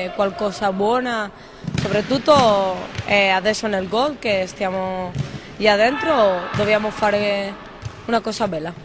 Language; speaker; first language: Italian; non-native, learner; Spanish